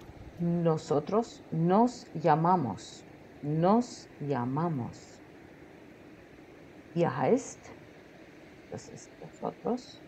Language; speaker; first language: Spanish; non-native, fluent; German